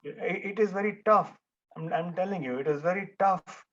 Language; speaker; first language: English; non-native, local second language; Hindi